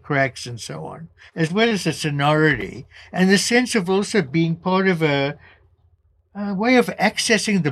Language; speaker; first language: English; native; English